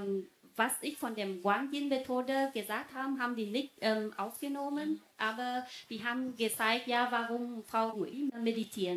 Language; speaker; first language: German; non-native, fluent; Vietnamese